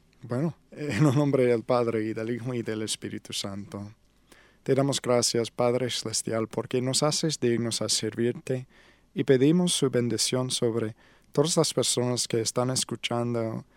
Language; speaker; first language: Spanish; non-native, learner; English